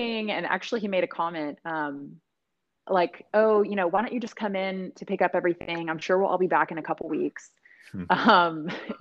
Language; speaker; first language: English; native; English